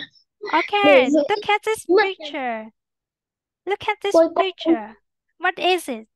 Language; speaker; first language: English; non-native, fluent; Vietnamese